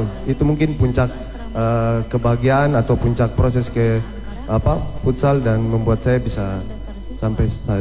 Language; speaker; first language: Indonesian; native; Indonesian